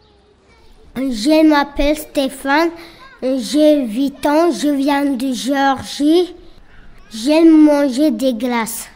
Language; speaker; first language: French; early bilingual, other home language; Georgian